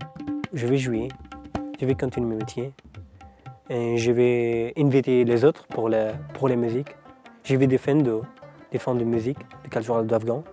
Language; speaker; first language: French; non-native, learner; Persian